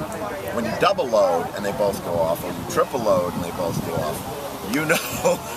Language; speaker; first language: English; native; English